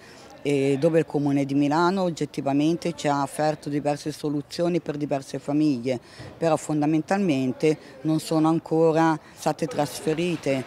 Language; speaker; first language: Italian; native; Italian